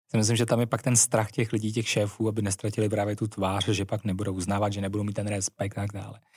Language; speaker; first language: Czech; native; Czech